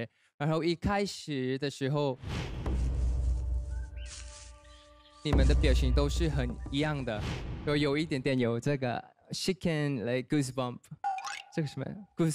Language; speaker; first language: Chinese; non-native, learner; Thai